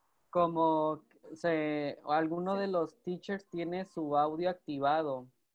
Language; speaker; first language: Spanish; native; Spanish